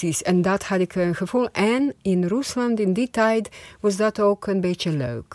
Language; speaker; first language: Dutch; non-native, fluent; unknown